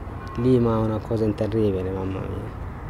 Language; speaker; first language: Italian; non-native, learner; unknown